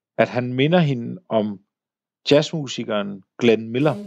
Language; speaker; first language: Danish; native; Danish